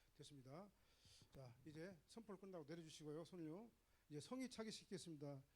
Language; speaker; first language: Korean; native; Korean